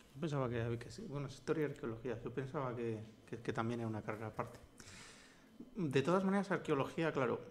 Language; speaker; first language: Spanish; native; Spanish